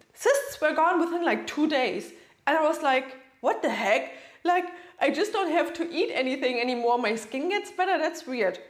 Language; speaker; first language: English; non-native, fluent; German